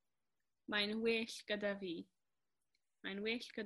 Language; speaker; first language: Welsh; non-native, learner; English